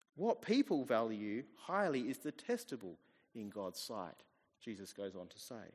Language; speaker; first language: English; native; English